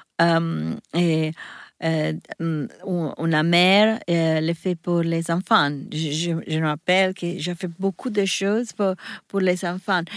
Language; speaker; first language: French; non-native, learner; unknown